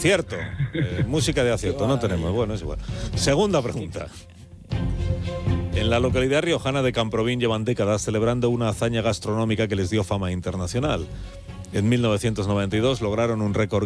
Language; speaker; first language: Spanish; native; Spanish